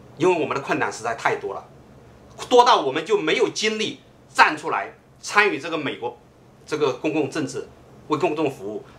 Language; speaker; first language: Chinese; native; Chinese